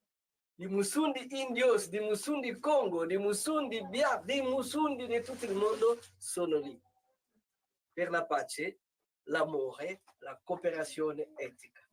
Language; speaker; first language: Italian; non-native, learner; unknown